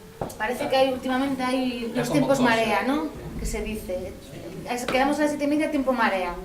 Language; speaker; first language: Spanish; native; Spanish